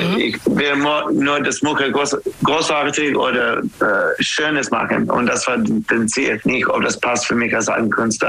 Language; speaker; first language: German; non-native, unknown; English